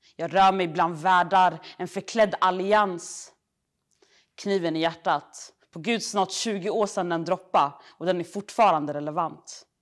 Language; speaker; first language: Swedish; early bilingual, other home language; Arabic